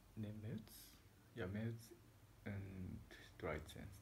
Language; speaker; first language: German; non-native, learner; Japanese